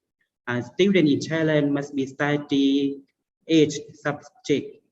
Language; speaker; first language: English; non-native, learner; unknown